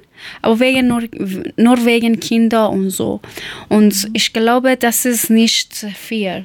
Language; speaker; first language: German; non-native, learner; Persian